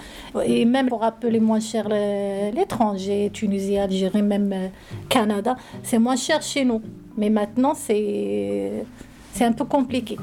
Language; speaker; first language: French; non-native, learner; Arabic